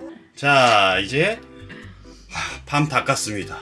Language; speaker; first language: Korean; native; Korean